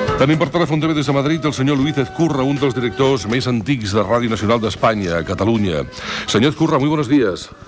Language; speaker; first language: Catalan; native; Catalan